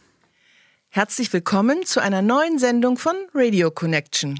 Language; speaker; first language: German; native; German